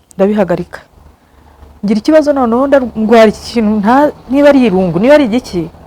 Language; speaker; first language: Kinyarwanda; early bilingual, heritage; Kinyarwanda